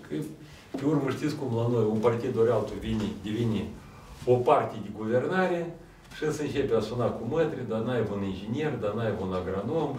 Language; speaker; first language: Romanian; non-native, local second language; Russian